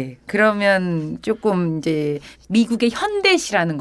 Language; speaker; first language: Korean; native; Korean